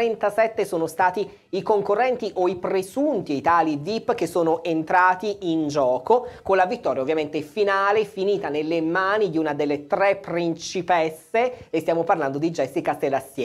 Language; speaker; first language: Italian; native; Italian